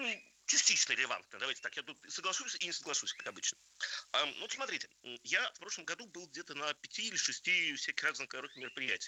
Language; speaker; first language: Russian; native; Russian